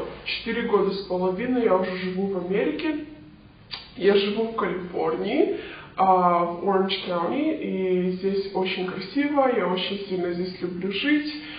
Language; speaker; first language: Russian; early bilingual, heritage; Romanian